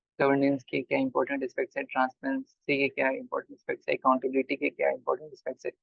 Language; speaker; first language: Hindi; native; Hindi